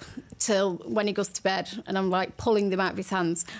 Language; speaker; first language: English; native; English